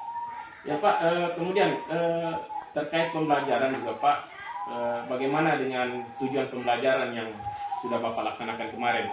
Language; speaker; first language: Indonesian; native; Indonesian